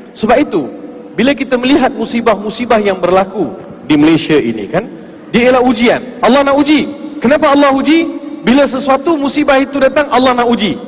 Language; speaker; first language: Malay; non-native, local second language; Tamil